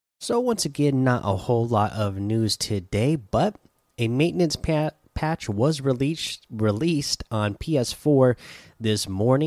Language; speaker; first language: English; native; English